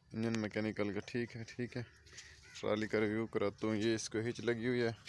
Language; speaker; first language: Urdu; non-native, local second language; Punjabi